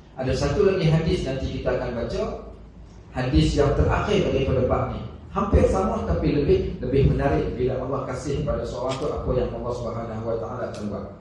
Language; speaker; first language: Malay; native; Malay